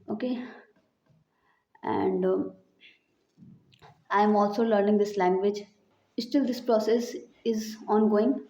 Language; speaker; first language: English; non-native, learner; Hindi